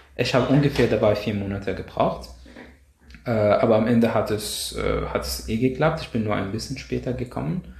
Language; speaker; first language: German; non-native, fluent; Arabic